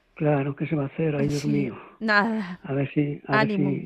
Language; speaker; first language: Spanish; native; Spanish